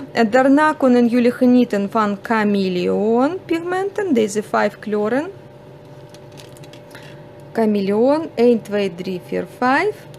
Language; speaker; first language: Dutch; non-native, fluent; Russian